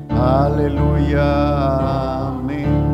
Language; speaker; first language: Spanish; native; Spanish